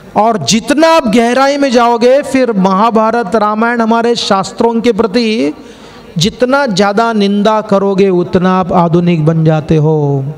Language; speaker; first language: Hindi; non-native, local second language; Kannada